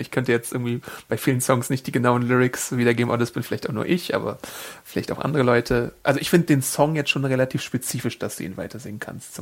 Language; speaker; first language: German; native; German